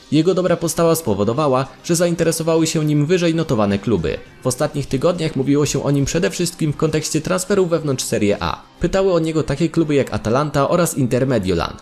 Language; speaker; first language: Polish; native; Polish